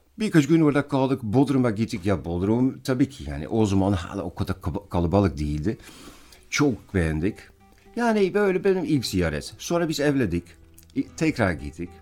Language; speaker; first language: Turkish; non-native, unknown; Dutch